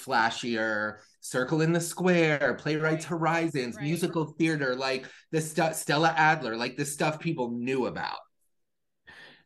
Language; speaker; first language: English; native; English